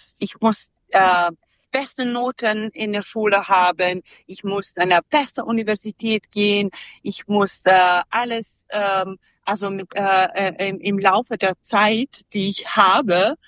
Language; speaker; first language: German; non-native, learner; Serbian